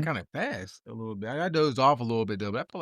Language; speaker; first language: English; native; English